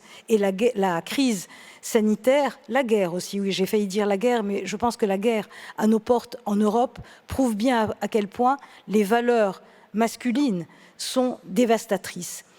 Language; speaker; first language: French; native; French